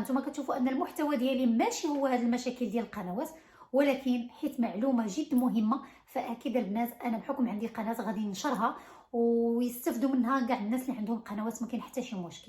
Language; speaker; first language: Arabic; native; Arabic